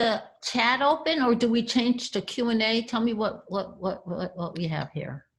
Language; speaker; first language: English; native; English